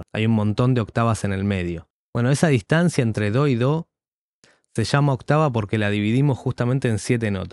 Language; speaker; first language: Spanish; native; Spanish